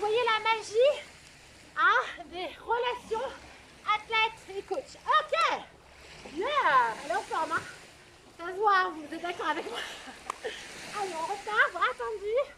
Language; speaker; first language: French; native; French